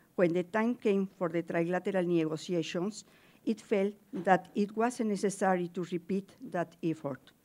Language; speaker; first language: English; non-native, fluent; Spanish